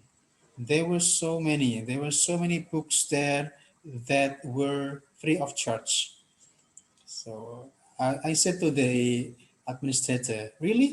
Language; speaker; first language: English; non-native, fluent; Indonesian